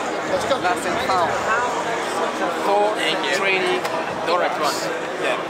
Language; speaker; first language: English; non-native, learner; French